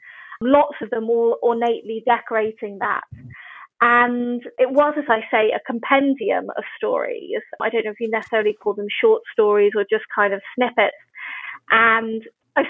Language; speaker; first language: English; native; English